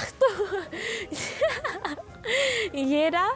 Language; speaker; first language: German; early bilingual, heritage; German